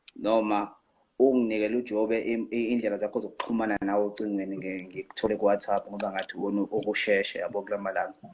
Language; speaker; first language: Zulu; native; Zulu